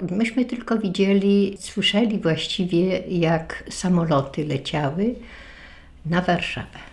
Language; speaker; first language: Polish; native; Polish